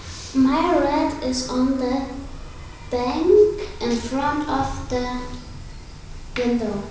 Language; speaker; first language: English; non-native, learner; German